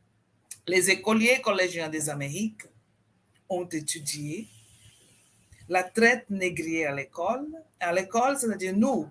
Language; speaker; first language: French; non-native, fluent; Portuguese